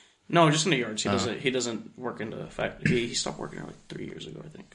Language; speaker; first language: English; early bilingual, other home language; Spanish